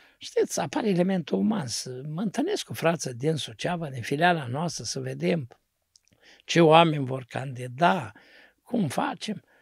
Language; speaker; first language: Romanian; native; Romanian